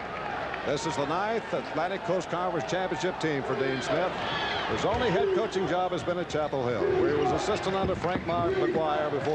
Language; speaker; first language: English; native; English